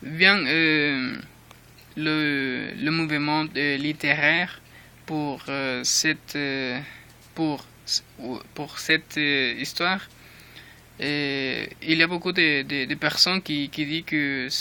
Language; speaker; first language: French; non-native, learner; Spanish